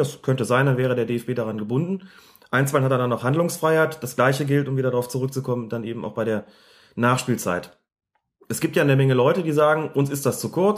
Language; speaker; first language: German; native; German